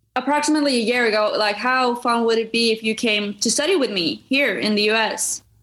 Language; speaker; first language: English; non-native, fluent; Norwegian